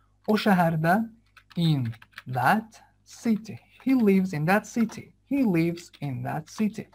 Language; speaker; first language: English; non-native, fluent; Azerbaijani